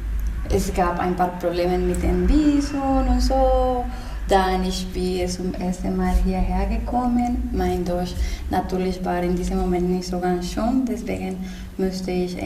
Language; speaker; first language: German; non-native, learner; Spanish